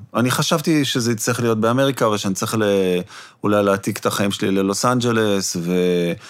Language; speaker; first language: Hebrew; native; Hebrew